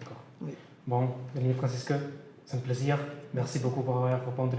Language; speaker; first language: French; non-native, learner; Spanish